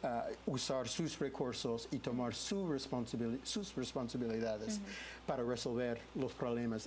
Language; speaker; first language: Spanish; non-native, fluent; English